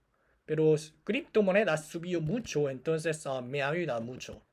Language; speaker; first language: Spanish; non-native, learner; Korean